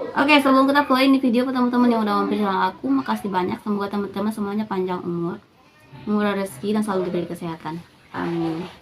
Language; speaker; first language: Indonesian; native; Indonesian